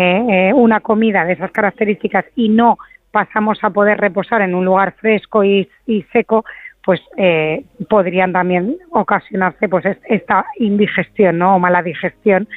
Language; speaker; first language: Spanish; native; Spanish